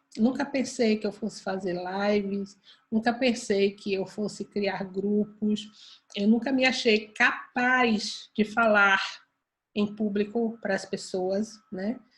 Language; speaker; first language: Portuguese; native; Portuguese